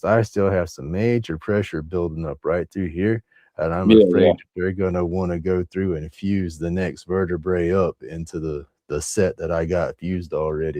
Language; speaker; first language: English; native; English